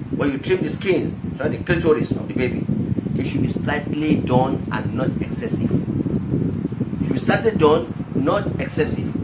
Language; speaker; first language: English; non-native, local second language; Yoruba